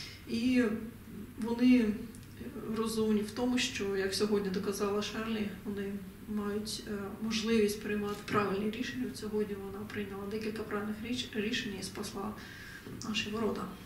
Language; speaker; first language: Ukrainian; native; Ukrainian